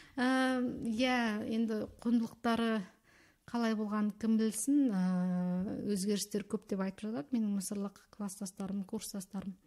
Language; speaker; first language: Kazakh; early bilingual, heritage; Kazakh